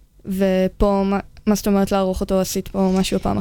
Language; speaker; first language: Hebrew; native; Hebrew